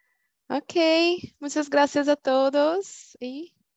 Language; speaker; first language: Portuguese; non-native, learner; Spanish